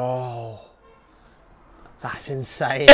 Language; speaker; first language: English; native; English